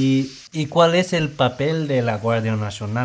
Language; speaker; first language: Spanish; non-native, fluent; English